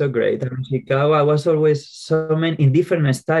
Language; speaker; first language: English; non-native, fluent; Spanish